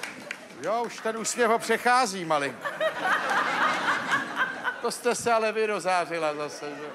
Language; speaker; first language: Czech; native; Czech